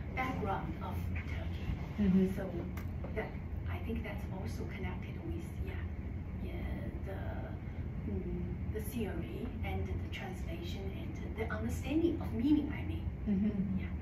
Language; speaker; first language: English; non-native, learner; Chinese